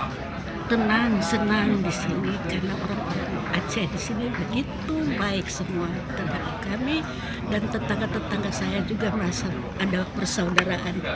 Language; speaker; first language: Indonesian; non-native, fluent; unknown